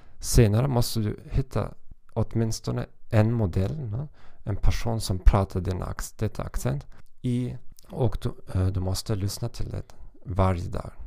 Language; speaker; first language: Swedish; non-native, learner; German